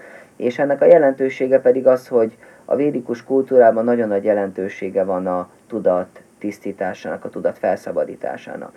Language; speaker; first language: Hungarian; native; Hungarian